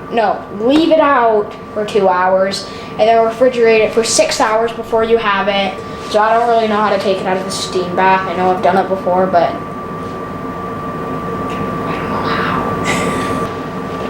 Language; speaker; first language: English; native; English